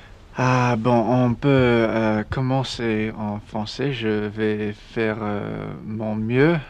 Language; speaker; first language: French; non-native, learner; English